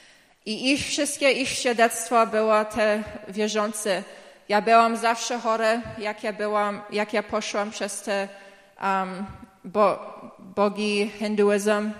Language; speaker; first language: Polish; early bilingual, heritage; English